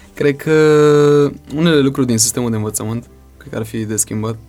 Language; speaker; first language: Romanian; early bilingual, heritage; Romanian